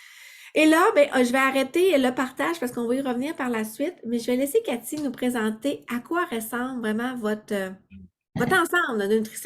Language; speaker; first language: French; native; French